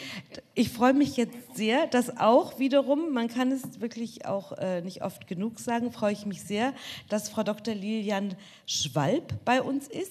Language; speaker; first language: German; native; German